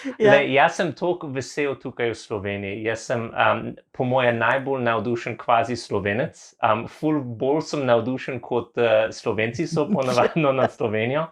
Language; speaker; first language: Slovenian; non-native, learner; English